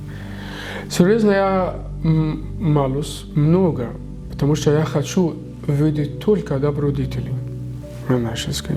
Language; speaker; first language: Russian; non-native, learner; Arabic